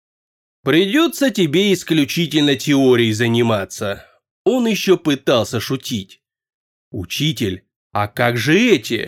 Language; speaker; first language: Russian; native; Russian